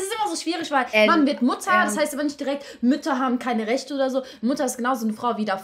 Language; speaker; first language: German; early bilingual, other home language; Albanian